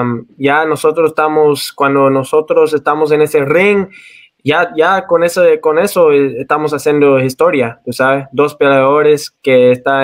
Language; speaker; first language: Spanish; early bilingual, heritage; Spanish